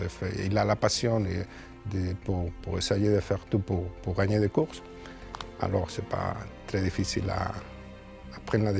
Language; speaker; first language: French; non-native, fluent; Spanish